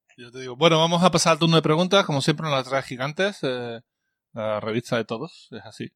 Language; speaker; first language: Spanish; native; Spanish